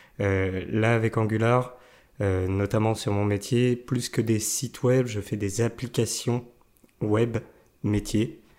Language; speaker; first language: French; native; French